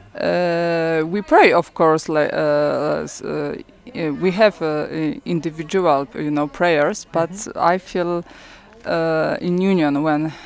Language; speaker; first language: English; non-native, learner; Polish